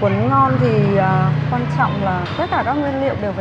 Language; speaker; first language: Vietnamese; native; Vietnamese